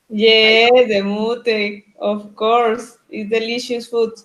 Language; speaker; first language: English; non-native, learner; Spanish